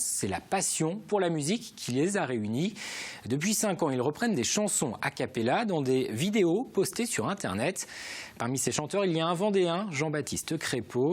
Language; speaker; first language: French; native; French